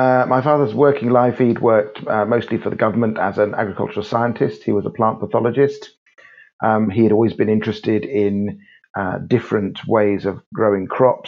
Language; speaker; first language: English; native; English